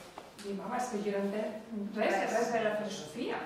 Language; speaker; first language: Catalan; non-native, local second language; Spanish